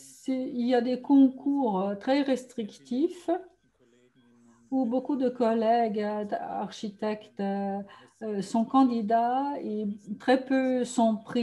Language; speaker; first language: French; non-native, fluent; German